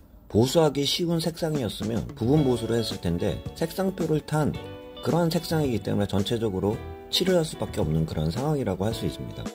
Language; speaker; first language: Korean; native; Korean